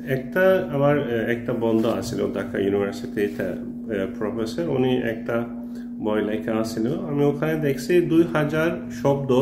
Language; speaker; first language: Bangla; non-native, learner; Turkish